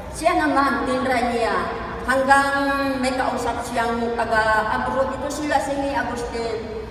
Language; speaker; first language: Filipino; non-native, local second language; Cebuano